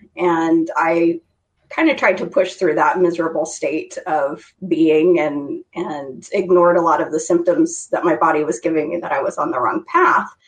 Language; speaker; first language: English; native; English